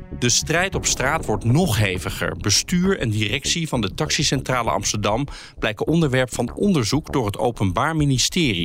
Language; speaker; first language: Dutch; native; Dutch